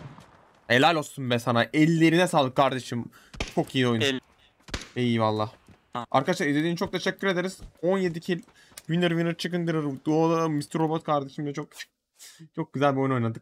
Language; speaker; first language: Turkish; native; Turkish